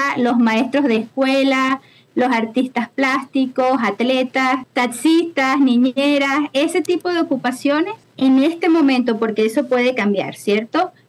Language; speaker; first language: Spanish; native; Spanish